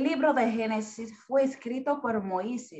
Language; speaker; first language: Spanish; non-native, fluent; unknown